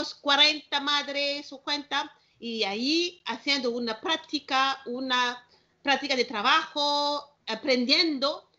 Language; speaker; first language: Spanish; non-native, learner; Malagasy